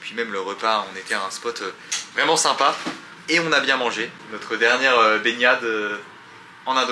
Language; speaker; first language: French; native; French